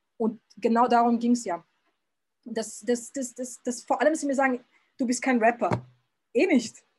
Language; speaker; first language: German; early bilingual, other home language; Serbian